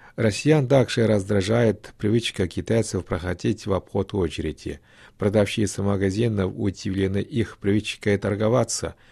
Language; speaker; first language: Russian; non-native, fluent; Chinese